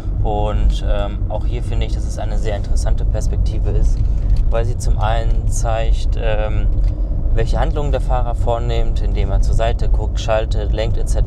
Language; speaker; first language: German; native; German